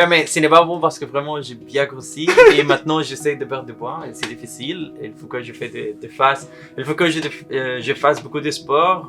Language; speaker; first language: French; non-native, learner; Arabic